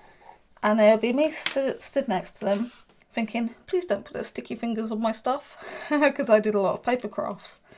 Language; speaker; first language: English; native; English